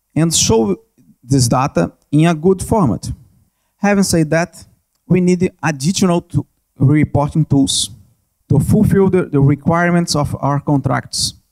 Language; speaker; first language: English; non-native, learner; Portuguese